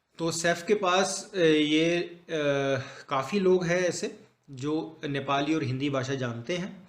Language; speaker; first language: Hindi; non-native, local second language; Punjabi